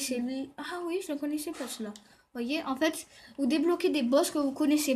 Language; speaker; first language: French; native; French